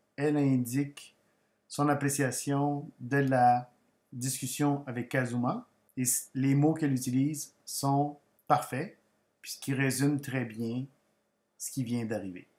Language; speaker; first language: French; non-native, fluent; Spanish